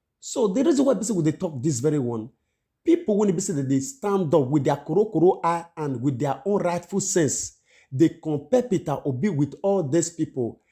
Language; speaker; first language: Nigerian Pidgin; non-native, local second language; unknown